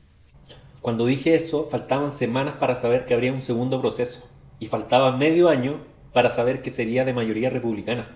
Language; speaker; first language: Spanish; native; Spanish